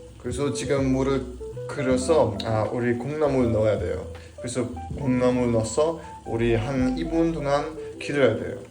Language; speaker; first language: Korean; non-native, learner; German